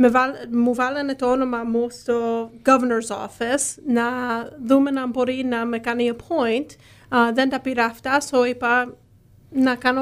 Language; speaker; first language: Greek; early bilingual, heritage; Greek